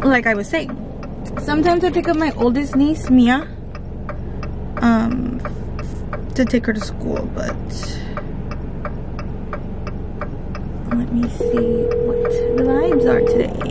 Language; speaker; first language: English; early bilingual, other home language; Spanish